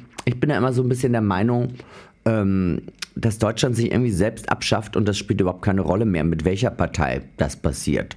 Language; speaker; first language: German; native; German